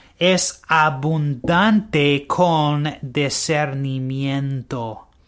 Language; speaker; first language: Spanish; non-native, learner; English